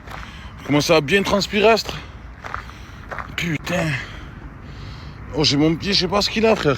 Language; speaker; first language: French; native; French